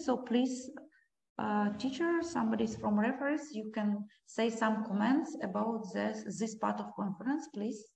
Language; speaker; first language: English; non-native, learner; Ukrainian